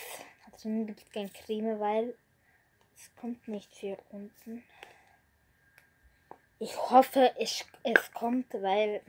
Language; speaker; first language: German; non-native, learner; Bulgarian